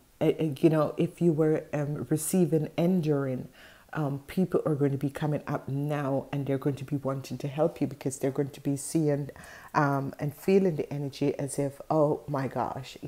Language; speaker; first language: English; non-native, fluent; Dutch